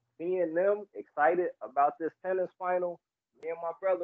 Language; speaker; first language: English; native; English